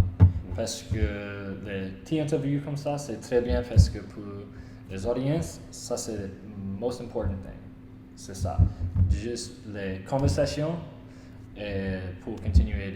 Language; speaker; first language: French; non-native, learner; English